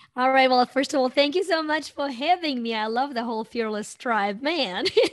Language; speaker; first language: English; non-native, fluent; Ukrainian